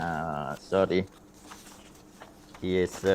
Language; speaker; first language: English; non-native, learner; Indonesian